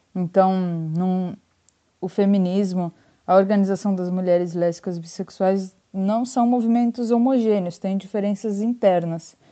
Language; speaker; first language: Portuguese; native; Portuguese